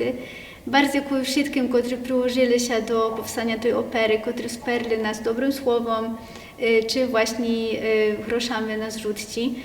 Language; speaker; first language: Polish; non-native, local second language; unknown